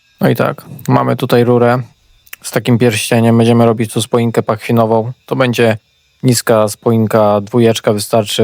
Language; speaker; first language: Polish; native; Polish